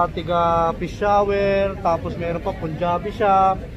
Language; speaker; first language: Filipino; native; Filipino